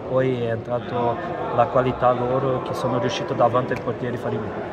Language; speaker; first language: Italian; non-native, fluent; Portuguese